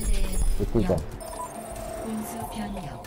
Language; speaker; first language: Korean; native; Korean